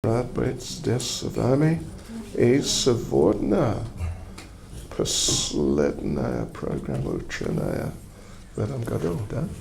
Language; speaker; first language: Russian; non-native, learner; English